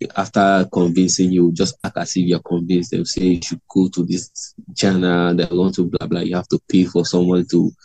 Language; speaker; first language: English; non-native, local second language; Igbo